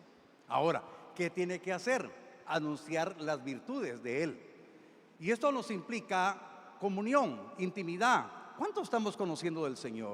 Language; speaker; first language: Spanish; native; Spanish